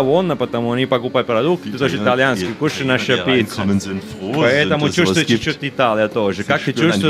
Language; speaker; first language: Russian; non-native, learner; Italian